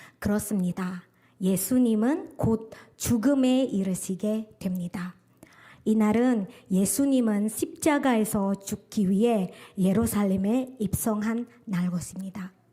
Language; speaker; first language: Korean; non-native, fluent; Indonesian